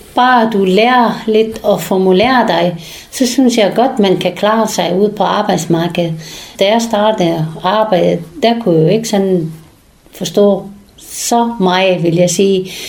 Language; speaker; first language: Danish; non-native, fluent; Persian